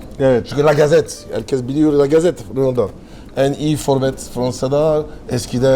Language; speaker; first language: Turkish; non-native, learner; French